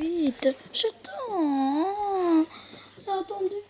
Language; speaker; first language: French; non-native, fluent; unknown